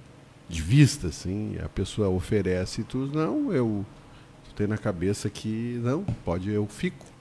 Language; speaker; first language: Portuguese; native; Portuguese